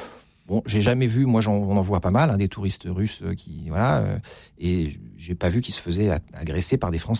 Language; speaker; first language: French; native; French